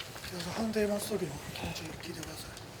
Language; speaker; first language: Japanese; native; Japanese